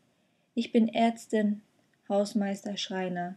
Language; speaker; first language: German; non-native, fluent; Vietnamese